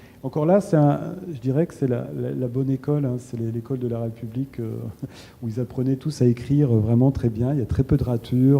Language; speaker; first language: French; native; French